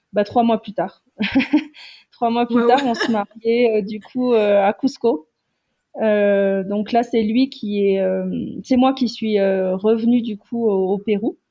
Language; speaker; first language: French; native; French